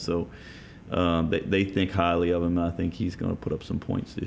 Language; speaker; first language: English; native; English